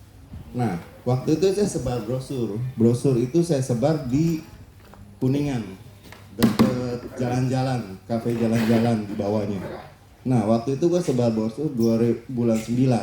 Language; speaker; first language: Indonesian; native; Indonesian